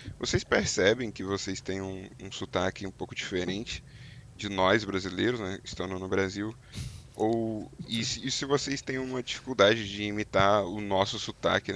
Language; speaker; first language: Portuguese; non-native, learner; Persian